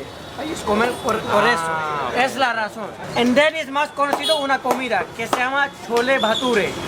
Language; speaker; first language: Spanish; non-native, learner; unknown